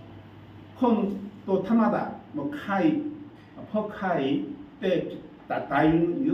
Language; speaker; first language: Thai; non-native, learner; Korean